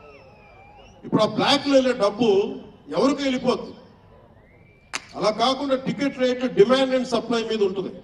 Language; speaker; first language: Telugu; native; Telugu